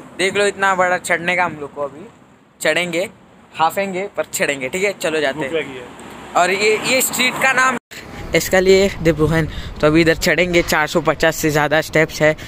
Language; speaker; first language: Hindi; non-native, local second language; Gujarati